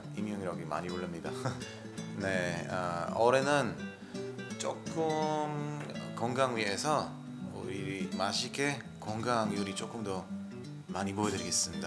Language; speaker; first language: Korean; non-native, fluent; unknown